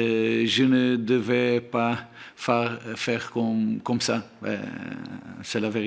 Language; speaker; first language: French; non-native, learner; Portuguese